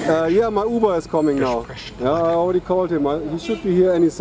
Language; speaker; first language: English; non-native, fluent; German